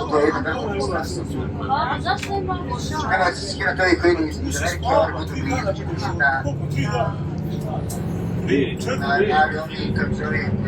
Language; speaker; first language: Bosnian; native; Bosnian